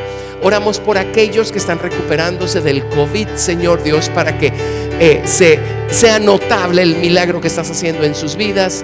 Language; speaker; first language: Spanish; native; Spanish